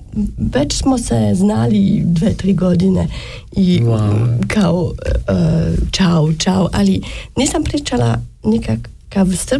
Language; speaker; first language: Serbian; non-native, learner; French